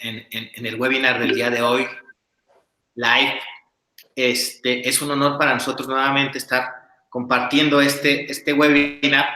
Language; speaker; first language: Spanish; native; Spanish